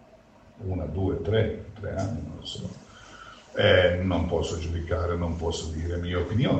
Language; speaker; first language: Italian; non-native, fluent; Croatian